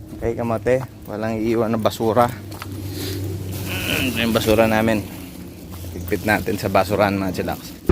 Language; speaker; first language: Filipino; native; Filipino